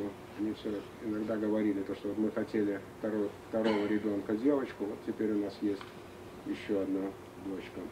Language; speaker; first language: Russian; native; Russian